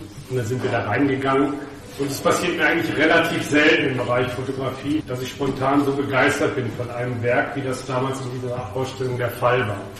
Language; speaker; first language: German; native; German